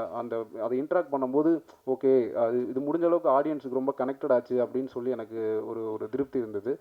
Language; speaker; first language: Tamil; native; Tamil